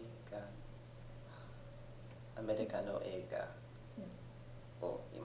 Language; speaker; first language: Japanese; non-native, learner; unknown